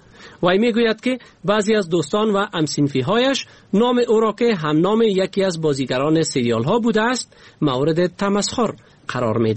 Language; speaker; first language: Persian; native; Persian